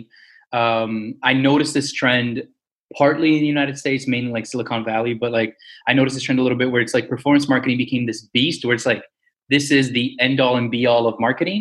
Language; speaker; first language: English; early bilingual, other home language; Portuguese